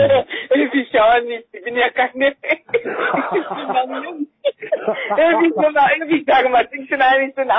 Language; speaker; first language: German; non-native, fluent; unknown